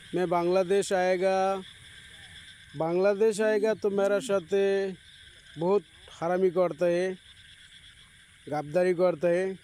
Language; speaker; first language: Hindi; non-native, learner; Bangla